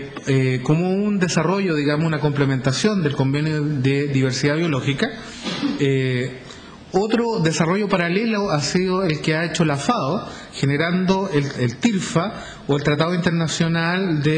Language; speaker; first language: Spanish; native; Spanish